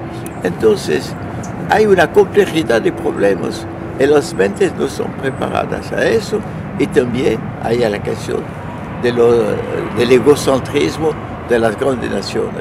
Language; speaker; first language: Spanish; non-native, fluent; French